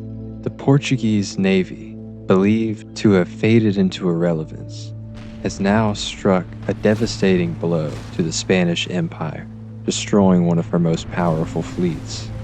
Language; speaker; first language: English; native; English